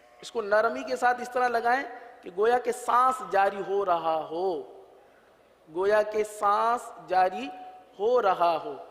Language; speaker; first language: Urdu; native; Urdu